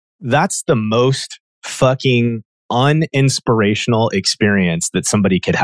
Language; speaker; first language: English; native; English